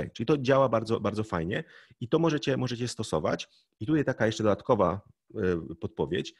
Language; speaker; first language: Polish; native; Polish